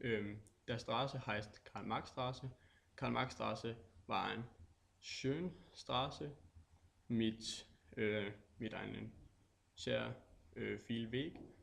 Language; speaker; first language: German; non-native, learner; Danish